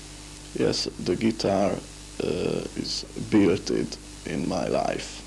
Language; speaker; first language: English; non-native, learner; Hungarian